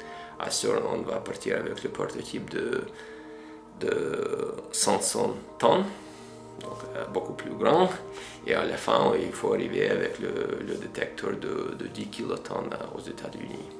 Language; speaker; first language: French; non-native, fluent; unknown